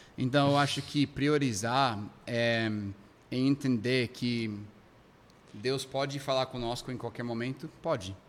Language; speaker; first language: Portuguese; non-native, fluent; English